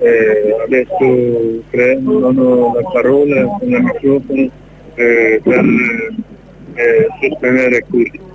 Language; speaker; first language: Italian; non-native, learner; Kurdish